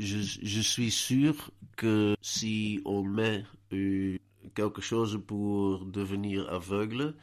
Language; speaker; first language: French; non-native, learner; Dutch